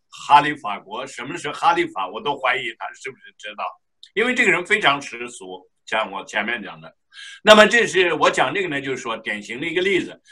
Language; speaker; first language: Chinese; non-native, local second language; Uyghur